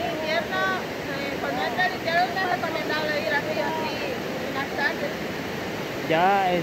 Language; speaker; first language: Spanish; native; Spanish